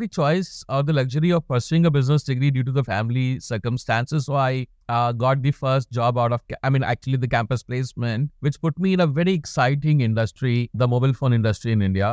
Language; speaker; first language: English; non-native, local second language; Hindi